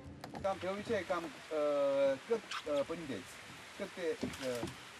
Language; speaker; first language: Romanian; non-native, learner; Korean